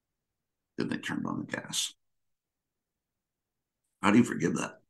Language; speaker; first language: English; native; English